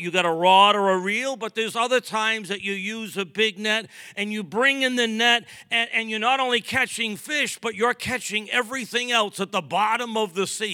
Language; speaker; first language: English; native; English